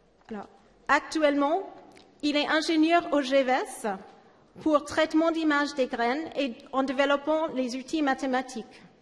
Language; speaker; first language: French; native; French